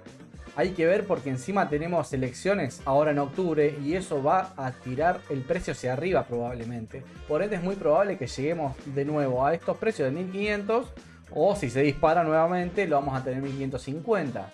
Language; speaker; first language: Spanish; native; Spanish